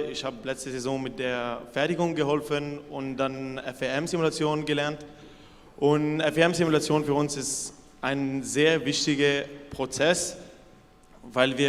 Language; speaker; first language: German; non-native, fluent; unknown